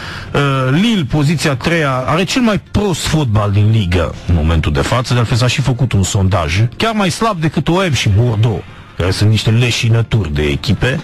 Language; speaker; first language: Romanian; native; Romanian